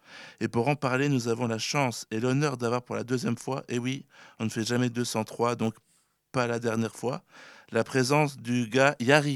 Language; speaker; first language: French; native; French